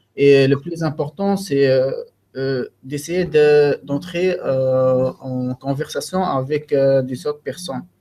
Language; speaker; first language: French; non-native, learner; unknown